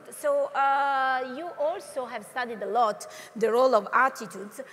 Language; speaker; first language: English; non-native, fluent; Italian